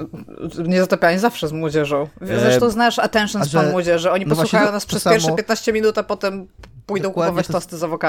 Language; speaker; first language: Polish; native; Polish